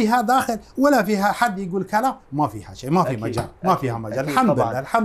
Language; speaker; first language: Arabic; non-native, fluent; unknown